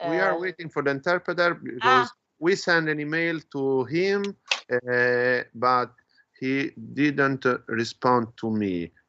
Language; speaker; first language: English; non-native, fluent; Italian